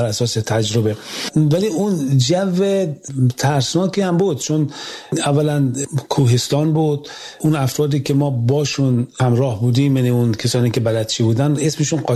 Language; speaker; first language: Persian; native; Persian